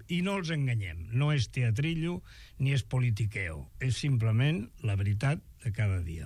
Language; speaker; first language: Catalan; non-native, local second language; Spanish